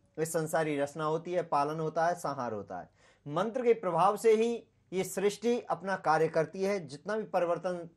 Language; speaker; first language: Hindi; native; Hindi